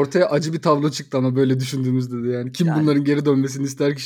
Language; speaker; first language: Turkish; native; Turkish